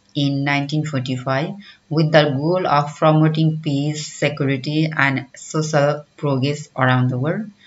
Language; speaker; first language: English; non-native, local second language; Nepali